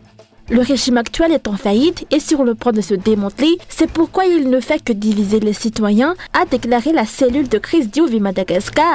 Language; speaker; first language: French; non-native, local second language; Malagasy